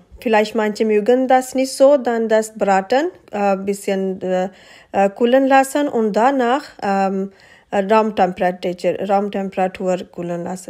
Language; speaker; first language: German; non-native, learner; Urdu